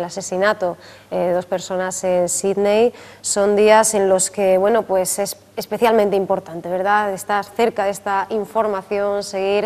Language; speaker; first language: Spanish; native; Spanish